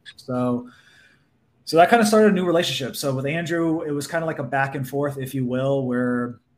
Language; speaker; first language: English; native; English